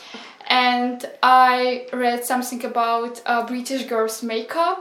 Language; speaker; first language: English; non-native, fluent; Ukrainian